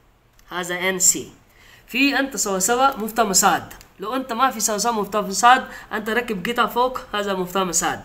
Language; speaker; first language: Arabic; non-native, learner; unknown